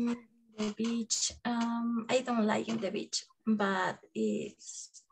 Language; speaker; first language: English; non-native, learner; Spanish